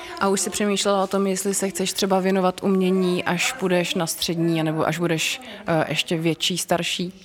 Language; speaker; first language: Czech; native; Czech